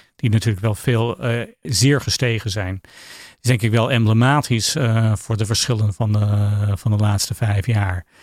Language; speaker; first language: Dutch; non-native, fluent; English